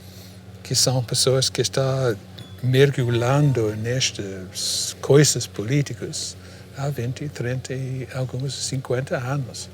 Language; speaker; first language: Portuguese; non-native, fluent; English